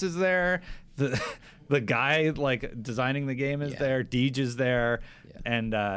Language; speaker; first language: English; native; English